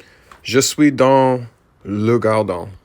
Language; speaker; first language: French; non-native, learner; English